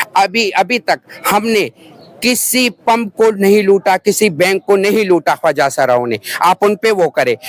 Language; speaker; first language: Urdu; non-native, local second language; Pashto